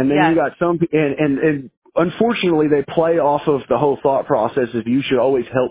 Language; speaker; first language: English; native; English